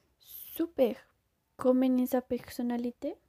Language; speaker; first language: French; non-native, learner; Spanish